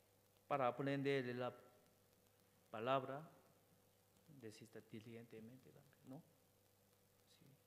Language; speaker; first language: Spanish; non-native, learner; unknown